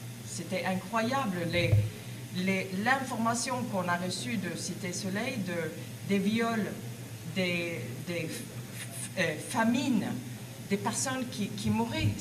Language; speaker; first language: French; non-native, fluent; Swedish